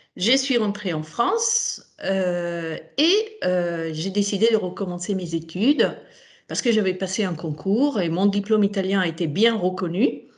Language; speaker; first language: French; non-native, fluent; Italian